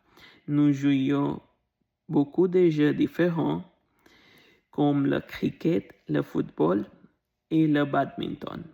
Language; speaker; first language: French; non-native, learner; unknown